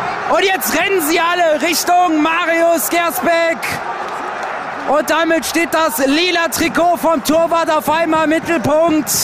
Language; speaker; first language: German; native; German